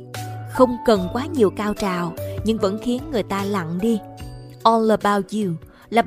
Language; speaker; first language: Vietnamese; native; Vietnamese